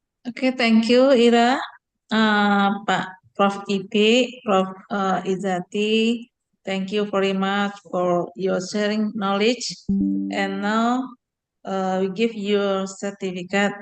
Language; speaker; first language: English; non-native, fluent; Indonesian